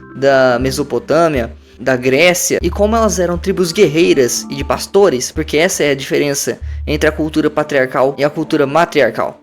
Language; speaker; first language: Portuguese; native; Portuguese